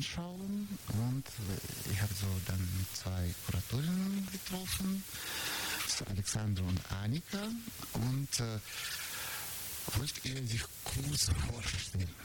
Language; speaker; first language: German; non-native, learner; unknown